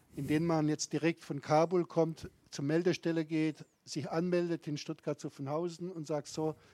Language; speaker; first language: German; non-native, fluent; Bosnian